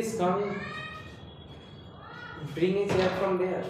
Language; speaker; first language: English; non-native, learner; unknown